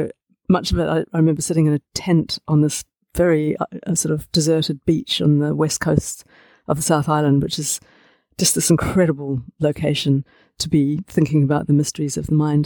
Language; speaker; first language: English; native; English